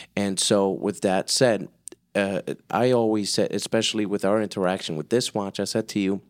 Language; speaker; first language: English; early bilingual, other home language; Spanish